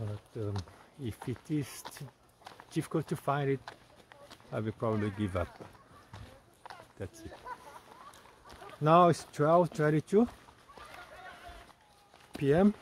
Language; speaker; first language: English; non-native, fluent; Portuguese